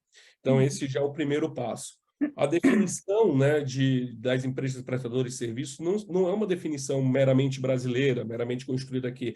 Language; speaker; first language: Portuguese; native; Portuguese